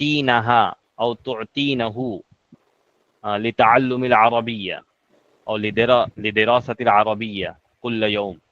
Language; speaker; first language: Arabic; non-native, fluent; Urdu